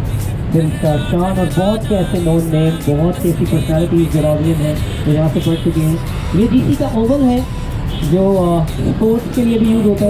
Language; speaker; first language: Hindi; native; Hindi